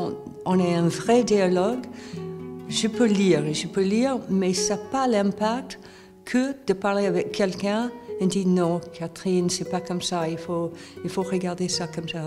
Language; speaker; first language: French; non-native, fluent; English